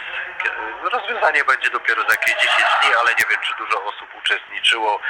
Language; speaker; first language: Polish; native; Polish